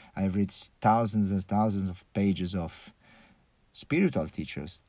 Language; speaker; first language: English; early bilingual, other home language; Italian